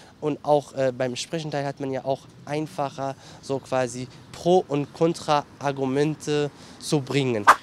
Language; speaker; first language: German; non-native, fluent; Kurdish